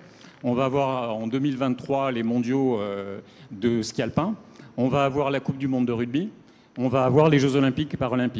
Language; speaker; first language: French; native; French